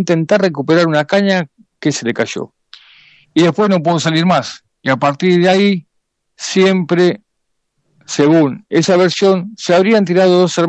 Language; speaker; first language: Spanish; native; Spanish